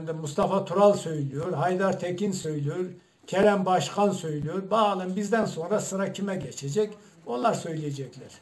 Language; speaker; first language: Turkish; non-native, local second language; Zaza